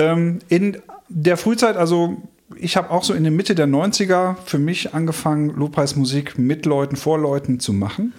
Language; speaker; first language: German; native; German